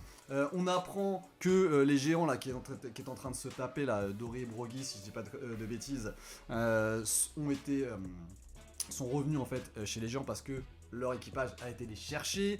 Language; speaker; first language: French; native; French